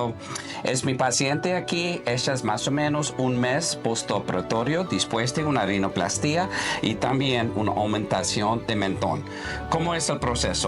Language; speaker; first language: Spanish; non-native, learner; English